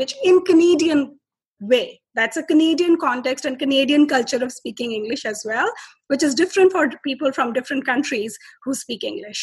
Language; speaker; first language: English; non-native, local second language; Hindi